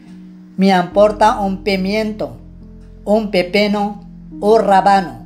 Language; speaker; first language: Spanish; non-native, fluent; Arabic